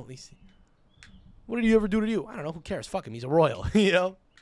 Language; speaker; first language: English; early bilingual, other home language; Italian